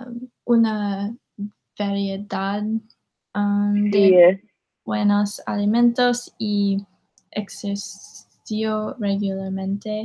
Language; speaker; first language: Spanish; non-native, learner; English